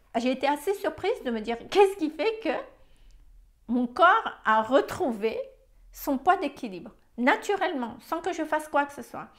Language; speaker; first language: French; non-native, fluent; Malagasy